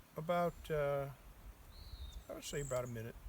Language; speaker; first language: English; native; English